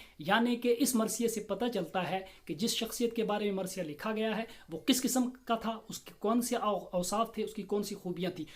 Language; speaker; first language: Urdu; non-native, local second language; Kashmiri